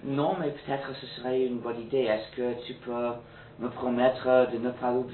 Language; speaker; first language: French; non-native, fluent; English